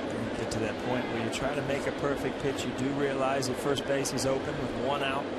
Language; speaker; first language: English; native; English